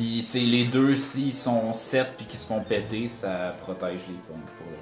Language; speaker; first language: French; native; French